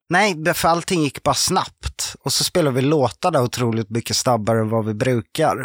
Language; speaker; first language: Swedish; non-native, fluent; French